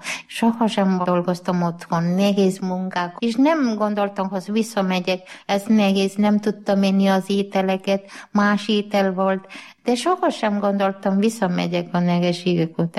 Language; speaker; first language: Hungarian; non-native, learner; Malayalam